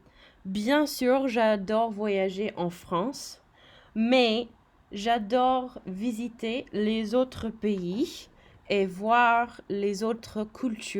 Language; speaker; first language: French; non-native, fluent; English